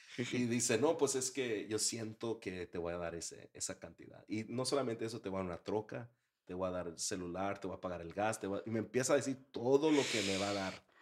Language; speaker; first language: Spanish; early bilingual, heritage; Spanish